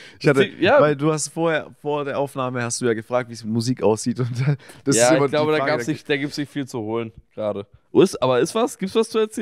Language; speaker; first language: German; native; German